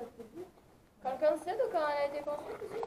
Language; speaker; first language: French; native; French